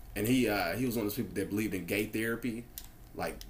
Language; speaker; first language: English; native; English